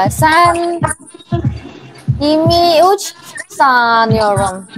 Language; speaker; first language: Turkish; non-native, learner; Indonesian